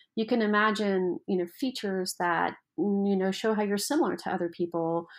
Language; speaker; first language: English; native; English